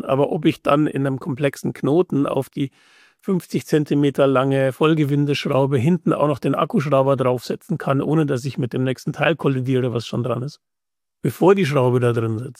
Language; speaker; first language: German; native; German